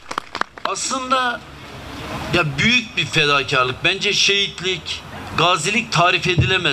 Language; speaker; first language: Turkish; native; Turkish